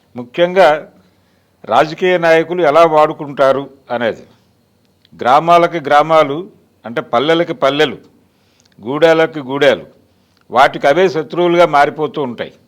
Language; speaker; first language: Telugu; native; Telugu